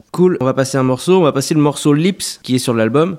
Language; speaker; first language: French; native; French